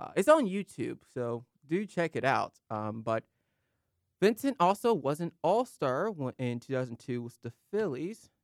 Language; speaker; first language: English; native; English